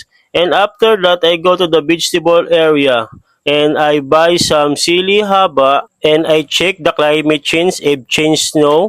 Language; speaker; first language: English; non-native, learner; Filipino